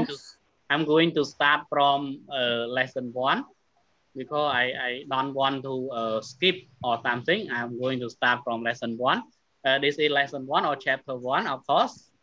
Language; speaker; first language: English; non-native, fluent; Khmer